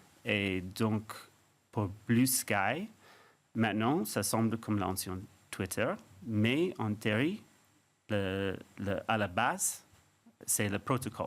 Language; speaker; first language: French; non-native, fluent; English